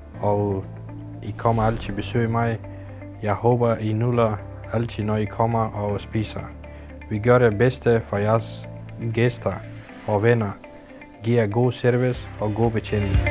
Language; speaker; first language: Danish; non-native, learner; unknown